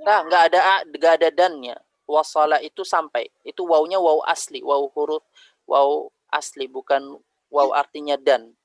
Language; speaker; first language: Indonesian; native; Indonesian